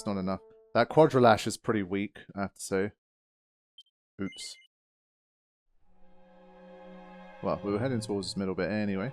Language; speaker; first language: English; native; English